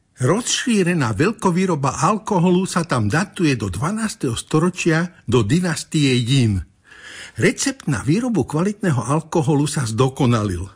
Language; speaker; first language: Slovak; native; Slovak